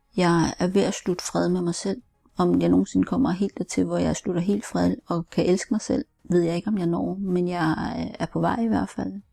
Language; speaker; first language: Danish; native; Danish